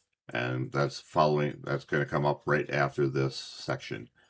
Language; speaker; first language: English; native; English